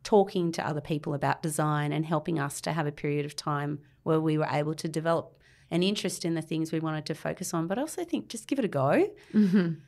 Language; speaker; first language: English; native; English